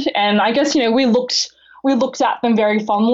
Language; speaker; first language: English; native; English